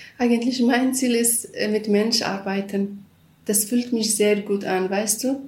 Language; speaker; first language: German; non-native, learner; Kurdish